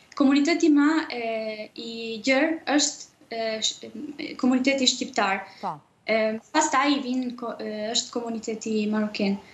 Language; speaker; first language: Albanian; early bilingual, heritage; Albanian